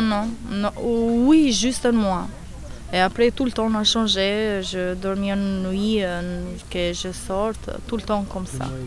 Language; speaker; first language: French; non-native, learner; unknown